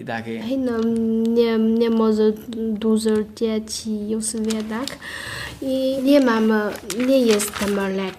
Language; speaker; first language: Polish; non-native, learner; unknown